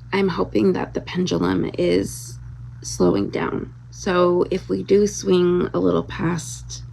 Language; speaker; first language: English; native; English